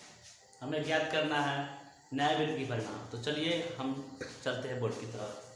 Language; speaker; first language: Hindi; native; Hindi